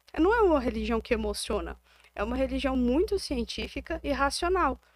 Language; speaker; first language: Portuguese; native; Portuguese